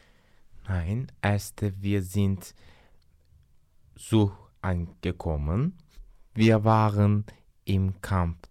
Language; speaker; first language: German; non-native, learner; Turkish